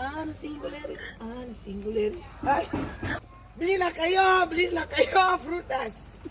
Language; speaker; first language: Filipino; non-native, learner; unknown